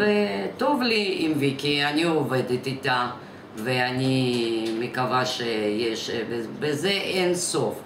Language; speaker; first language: Hebrew; non-native, fluent; Russian